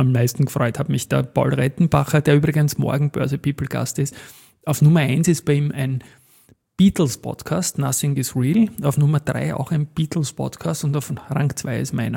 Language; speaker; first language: German; native; German